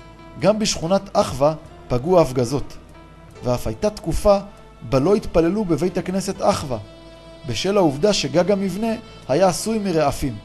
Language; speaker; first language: Hebrew; native; Hebrew